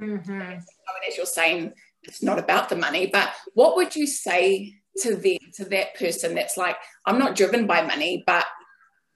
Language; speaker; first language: English; native; English